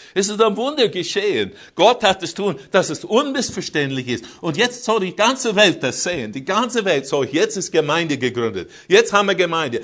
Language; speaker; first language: German; non-native, fluent; English